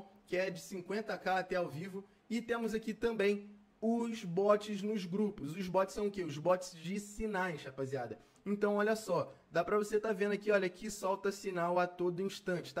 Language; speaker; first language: Portuguese; native; Portuguese